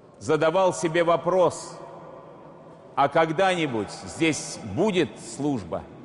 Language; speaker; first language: Russian; native; Russian